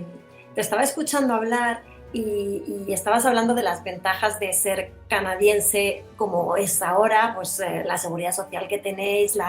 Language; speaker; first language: Spanish; native; Spanish